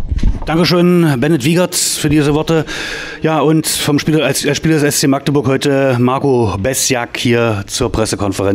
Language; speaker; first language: German; native; German